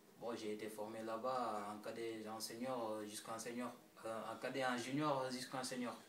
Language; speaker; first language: French; non-native, local second language; Wolof